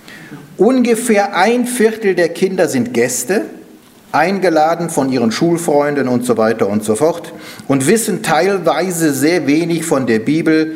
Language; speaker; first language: German; native; German